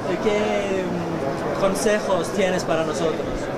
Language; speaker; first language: Spanish; non-native, learner; Greek